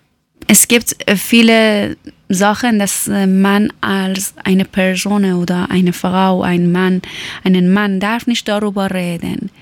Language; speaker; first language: German; non-native, learner; Persian